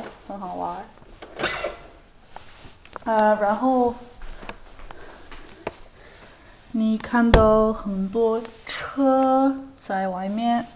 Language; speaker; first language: Chinese; non-native, fluent; Dutch